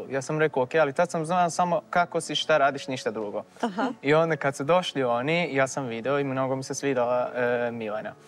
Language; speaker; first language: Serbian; non-native, fluent; Turkish